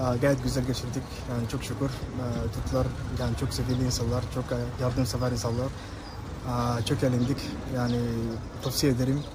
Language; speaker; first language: Turkish; non-native, fluent; Arabic